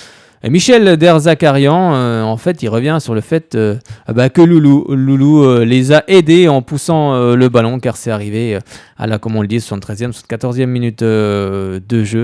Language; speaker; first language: French; native; French